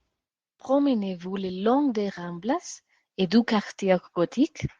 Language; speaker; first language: French; non-native, learner; Spanish